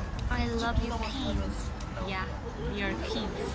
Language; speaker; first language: English; non-native, learner; Korean